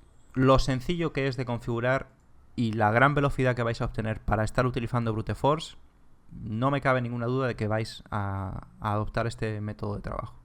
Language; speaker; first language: Spanish; native; Spanish